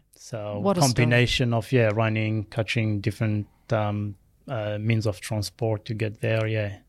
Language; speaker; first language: English; non-native, fluent; Berber languages